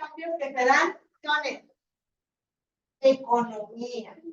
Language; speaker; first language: Spanish; native; Spanish